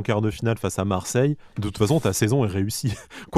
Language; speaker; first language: French; native; French